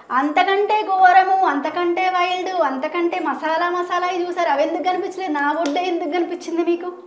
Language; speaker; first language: Telugu; non-native, local second language; Hindi